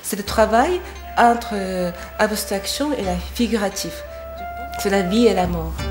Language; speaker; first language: French; non-native, fluent; Japanese